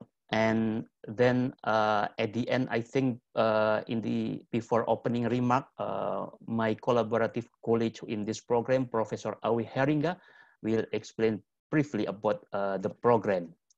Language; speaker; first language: English; non-native, fluent; Indonesian